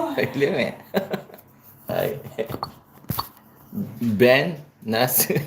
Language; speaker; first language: Turkish; non-native, learner; Filipino